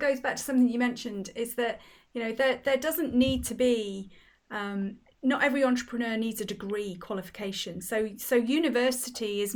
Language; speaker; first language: English; native; English